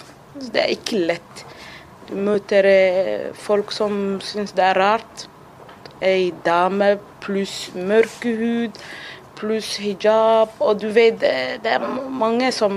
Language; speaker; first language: Norwegian; non-native, fluent; Somali